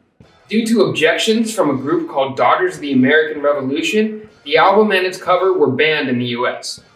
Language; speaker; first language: English; native; English